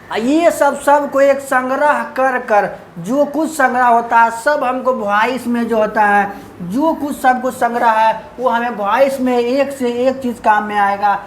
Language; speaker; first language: Hindi; native; Hindi